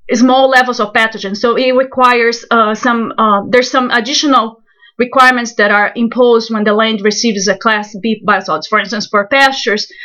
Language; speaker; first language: English; non-native, fluent; Portuguese